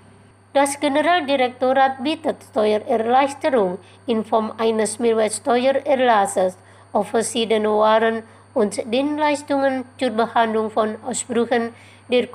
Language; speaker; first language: German; non-native, fluent; Indonesian